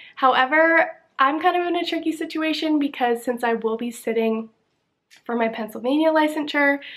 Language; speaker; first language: English; native; English